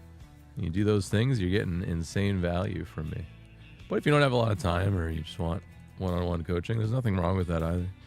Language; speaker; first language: English; native; English